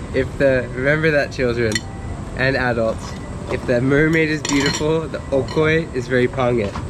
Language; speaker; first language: English; native; English